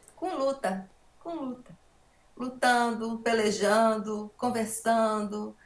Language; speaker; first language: Portuguese; native; Portuguese